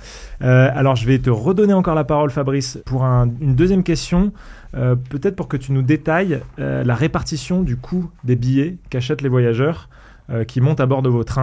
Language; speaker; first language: French; native; French